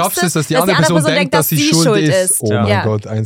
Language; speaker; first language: German; native; German